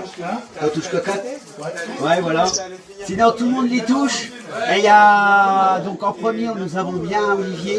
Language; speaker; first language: French; native; French